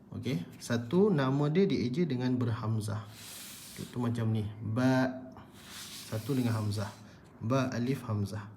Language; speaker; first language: Malay; native; Malay